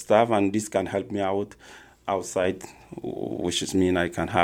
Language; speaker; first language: English; non-native, learner; Arabic